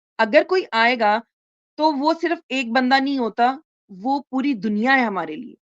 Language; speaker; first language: Urdu; native; Urdu